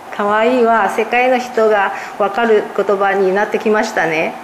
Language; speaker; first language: Japanese; native; Japanese